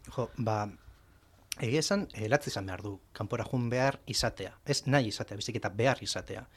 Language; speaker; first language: Basque; native; Basque